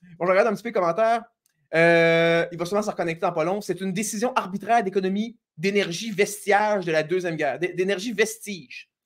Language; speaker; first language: French; native; French